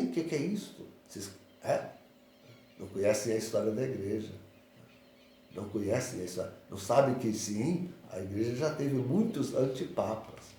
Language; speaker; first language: Portuguese; native; Portuguese